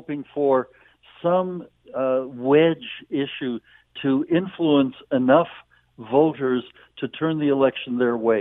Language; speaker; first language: English; native; English